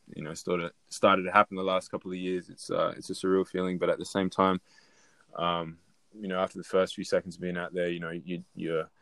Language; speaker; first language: English; native; English